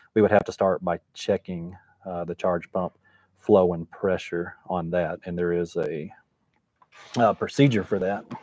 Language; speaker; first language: English; native; English